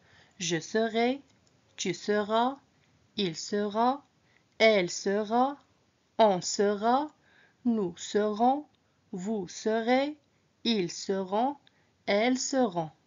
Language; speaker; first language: French; non-native, local second language; Arabic